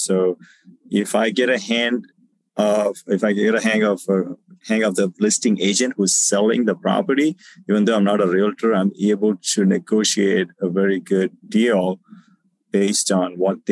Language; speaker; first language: English; non-native, local second language; Tamil